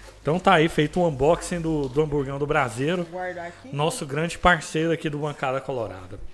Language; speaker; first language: Portuguese; native; Portuguese